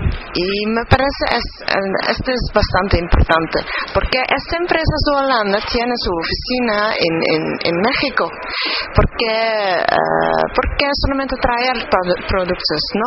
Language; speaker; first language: Spanish; non-native, fluent; Dutch